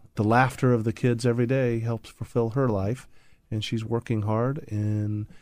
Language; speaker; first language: English; native; English